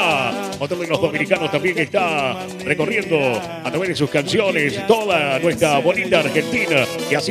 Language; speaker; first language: Spanish; native; Spanish